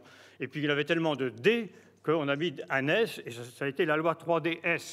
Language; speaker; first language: French; native; French